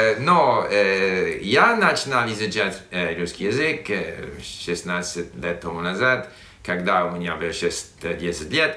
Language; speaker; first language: Russian; non-native, fluent; English